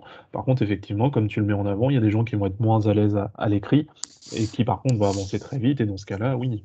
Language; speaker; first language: French; native; French